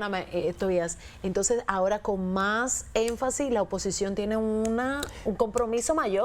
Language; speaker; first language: Spanish; native; Spanish